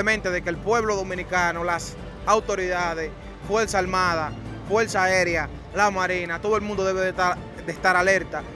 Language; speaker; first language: Spanish; native; Spanish